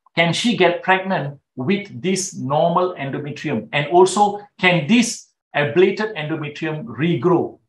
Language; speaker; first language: English; non-native, local second language; Tamil